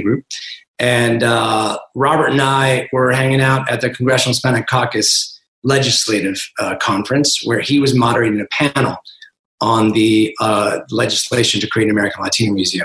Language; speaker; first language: English; native; English